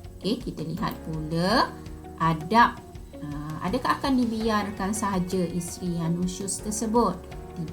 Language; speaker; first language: Malay; native; Malay